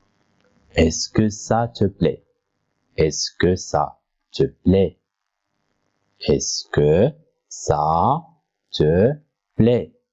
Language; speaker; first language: French; non-native, local second language; Arabic